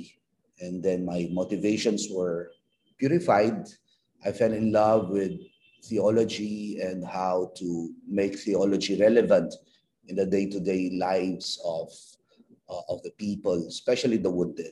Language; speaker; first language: English; non-native, local second language; Filipino